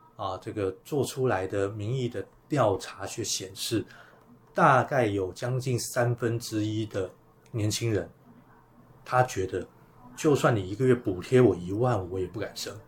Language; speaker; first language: Chinese; native; Chinese